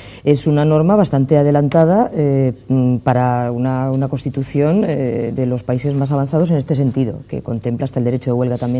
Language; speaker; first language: Spanish; native; Spanish